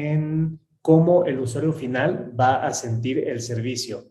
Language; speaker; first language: Spanish; native; Spanish